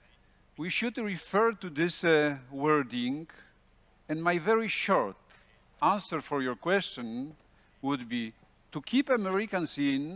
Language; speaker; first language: English; non-native, fluent; Polish